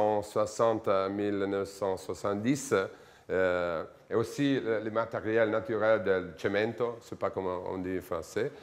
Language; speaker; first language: French; non-native, fluent; Italian